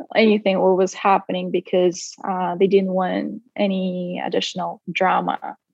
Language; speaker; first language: English; non-native, fluent; Russian